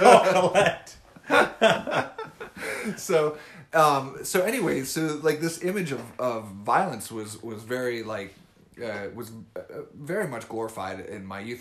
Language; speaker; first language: English; native; English